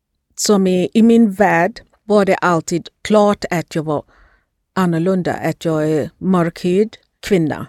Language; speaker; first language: Swedish; non-native, fluent; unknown